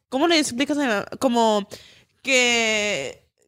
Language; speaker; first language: Spanish; early bilingual, heritage; Spanish